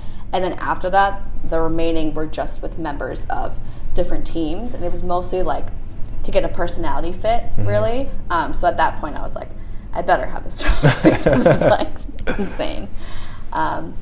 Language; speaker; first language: English; native; English